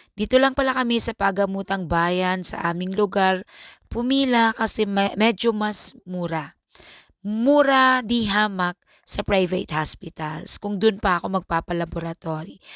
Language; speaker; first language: Filipino; native; Filipino